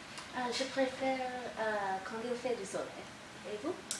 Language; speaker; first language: French; non-native, learner; English